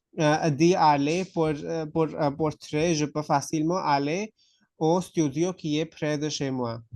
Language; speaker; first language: French; non-native, fluent; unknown